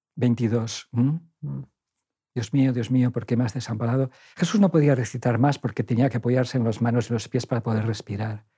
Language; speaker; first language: Spanish; native; Spanish